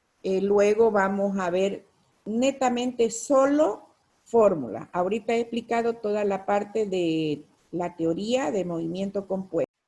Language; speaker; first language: Spanish; native; Spanish